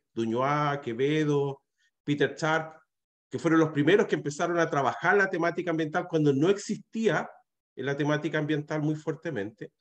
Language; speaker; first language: Spanish; native; Spanish